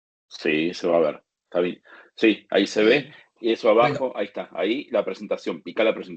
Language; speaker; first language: Spanish; native; Spanish